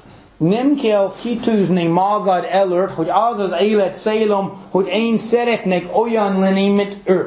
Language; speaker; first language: Hungarian; early bilingual, heritage; English